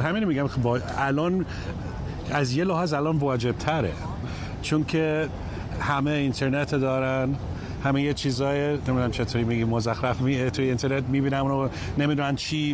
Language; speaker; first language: Persian; early bilingual, heritage; English